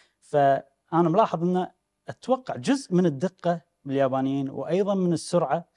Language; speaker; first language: Arabic; native; Arabic